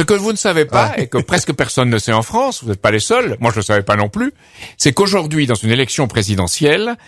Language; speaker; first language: French; native; French